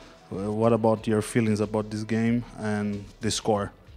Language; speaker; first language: English; non-native, learner; Portuguese